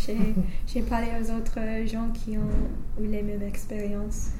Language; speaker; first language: French; non-native, fluent; English